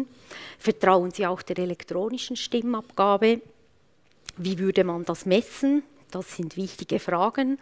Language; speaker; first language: German; native; German